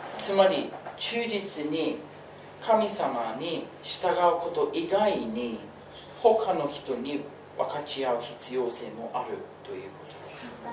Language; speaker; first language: Japanese; non-native, fluent; English